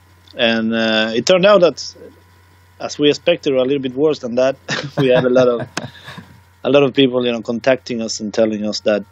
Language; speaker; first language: English; non-native, fluent; Swedish